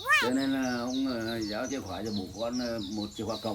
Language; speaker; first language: Vietnamese; native; Vietnamese